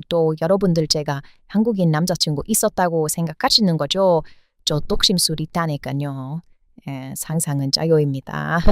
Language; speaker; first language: Korean; non-native, fluent; English